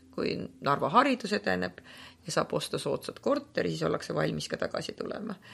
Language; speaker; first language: Estonian; native; Estonian